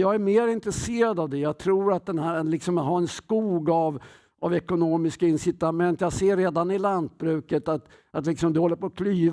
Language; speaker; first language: Swedish; native; Swedish